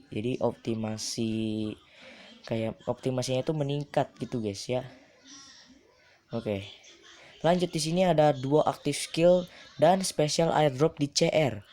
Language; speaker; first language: Indonesian; native; Indonesian